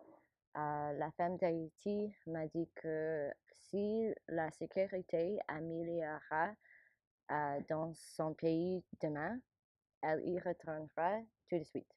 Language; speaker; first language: French; non-native, learner; English